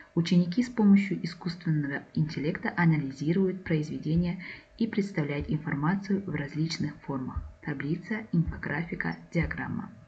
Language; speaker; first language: Russian; non-native, local second language; Kazakh